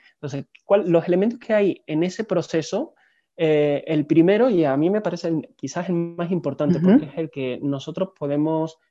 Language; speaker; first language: Spanish; native; Spanish